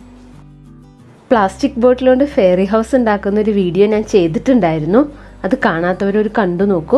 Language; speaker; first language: Malayalam; native; Malayalam